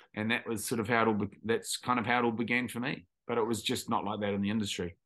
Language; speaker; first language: English; native; English